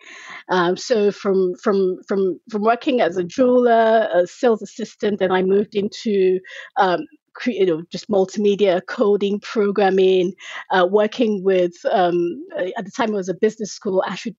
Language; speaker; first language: English; non-native, local second language; Yoruba